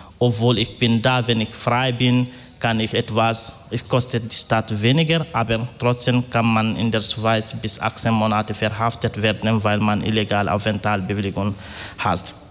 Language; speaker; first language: German; non-native, fluent; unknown